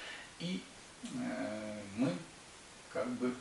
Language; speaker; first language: Russian; native; Russian